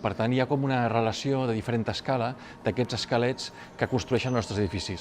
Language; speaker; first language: Catalan; native; Catalan